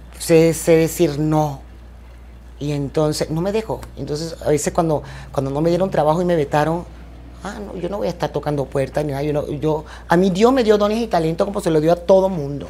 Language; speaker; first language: Spanish; native; Spanish